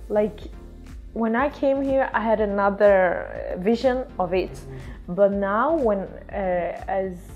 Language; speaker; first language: English; non-native, fluent; Swedish